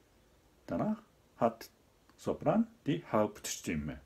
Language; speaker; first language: German; non-native, learner; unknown